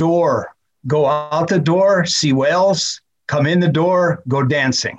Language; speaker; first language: English; native; English